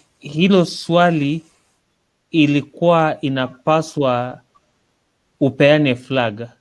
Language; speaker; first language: Swahili; non-native, local second language; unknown